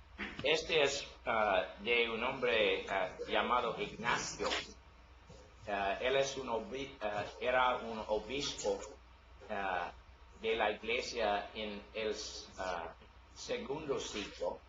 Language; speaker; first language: Spanish; non-native, learner; English